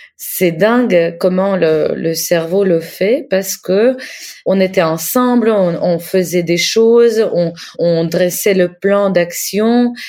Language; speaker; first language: French; non-native, fluent; Ukrainian